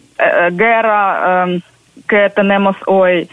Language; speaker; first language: Spanish; non-native, fluent; Ukrainian